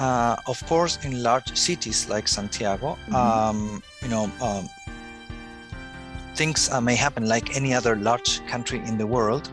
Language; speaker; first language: English; non-native, fluent; Spanish